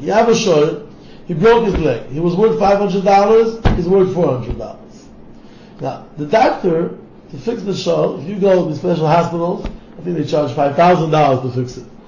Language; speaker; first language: English; non-native, fluent; Hebrew